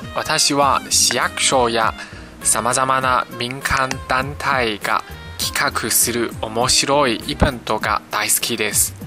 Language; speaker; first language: Japanese; non-native, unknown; Chinese